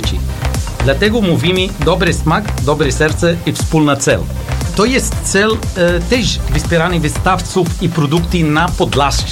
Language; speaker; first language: Polish; non-native, learner; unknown